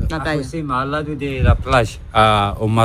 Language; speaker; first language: Spanish; non-native, learner; Arabic